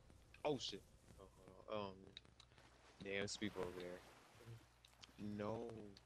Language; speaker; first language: English; native; English